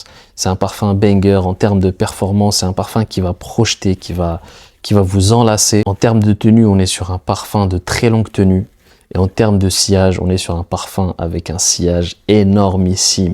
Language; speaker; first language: French; native; French